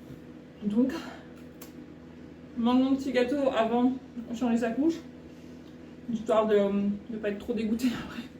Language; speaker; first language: French; native; French